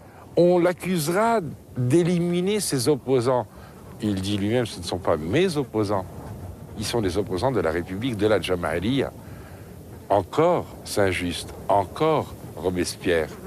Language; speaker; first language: French; native; French